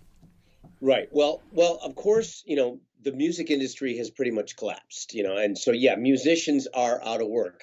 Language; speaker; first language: English; native; English